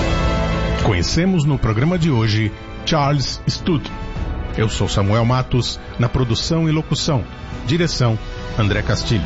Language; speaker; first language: Portuguese; native; Portuguese